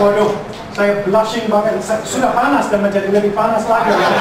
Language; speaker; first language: Indonesian; non-native, fluent; English